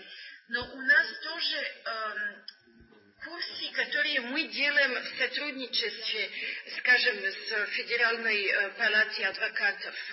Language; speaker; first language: Russian; non-native, learner; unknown